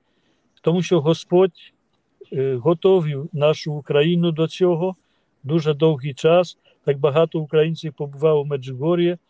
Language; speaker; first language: Ukrainian; non-native, fluent; Polish